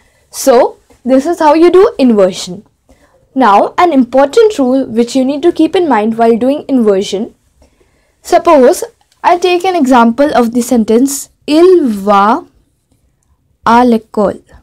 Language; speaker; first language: English; non-native, local second language; Hindi